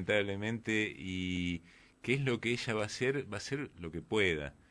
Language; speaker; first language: Spanish; native; Spanish